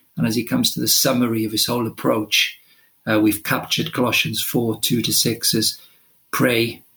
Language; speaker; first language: English; non-native, local second language; Welsh